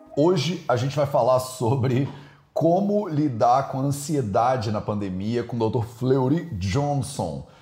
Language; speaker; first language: Portuguese; native; Portuguese